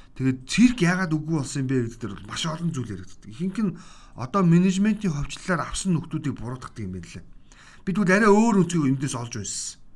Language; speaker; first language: Mongolian; native; Mongolian